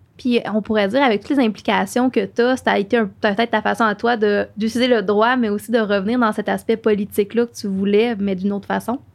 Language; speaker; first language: French; native; French